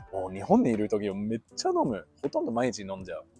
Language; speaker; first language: Japanese; non-native, fluent; English